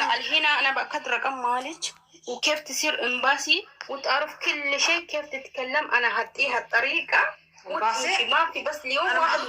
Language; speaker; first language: Arabic; non-native, learner; Oromo